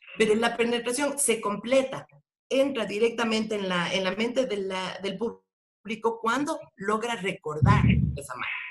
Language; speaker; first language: Spanish; native; Spanish